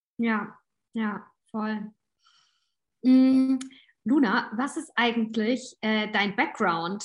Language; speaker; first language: German; native; German